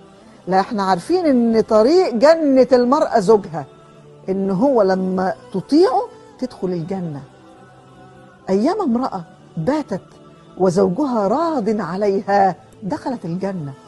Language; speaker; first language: Arabic; native; Arabic